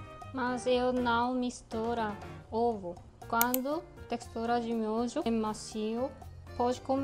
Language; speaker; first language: Portuguese; non-native, learner; Korean